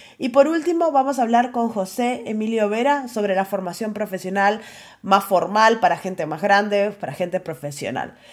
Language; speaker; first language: Spanish; native; Spanish